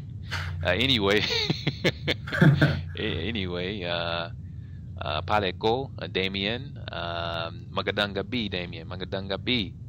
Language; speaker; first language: Filipino; non-native, learner; English